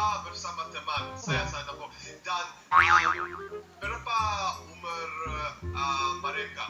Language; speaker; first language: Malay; non-native, learner; English